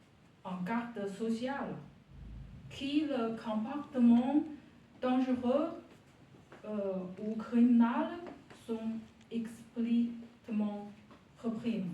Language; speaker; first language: French; non-native, learner; Chinese